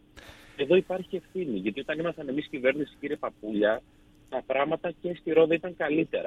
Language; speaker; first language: Greek; native; Greek